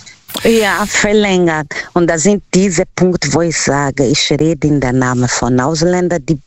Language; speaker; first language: German; non-native, learner; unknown